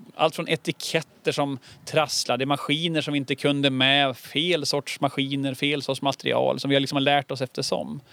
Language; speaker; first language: Swedish; native; Swedish